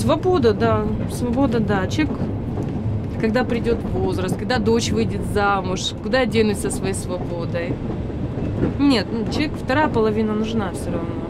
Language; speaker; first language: Russian; native; Russian